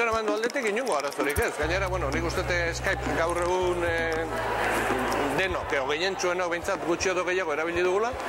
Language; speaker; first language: Basque; native; Basque